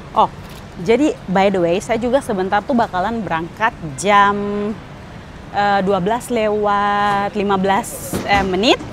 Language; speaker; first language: Indonesian; native; Indonesian